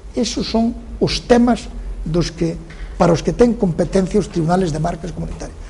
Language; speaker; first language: Galician; non-native, local second language; Spanish